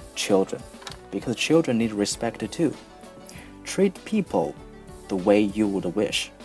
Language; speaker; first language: English; non-native, fluent; Chinese